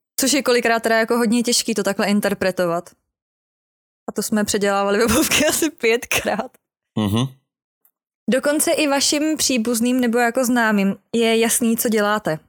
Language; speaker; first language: Czech; native; Czech